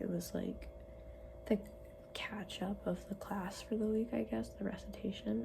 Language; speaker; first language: English; native; English